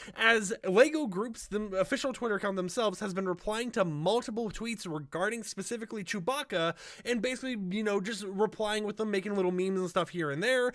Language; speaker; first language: English; native; English